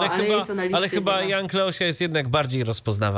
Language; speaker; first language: Polish; native; Polish